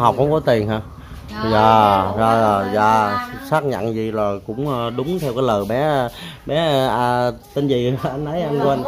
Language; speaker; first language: Vietnamese; native; Vietnamese